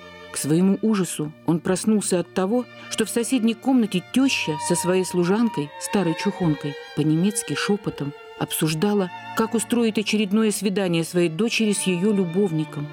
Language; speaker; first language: Russian; native; Russian